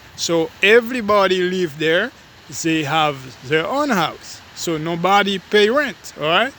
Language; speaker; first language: English; non-native, learner; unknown